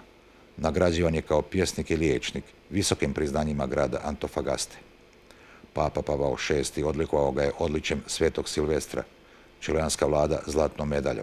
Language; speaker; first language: Bosnian; native; Bosnian